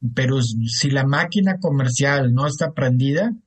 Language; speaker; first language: Spanish; non-native, fluent; German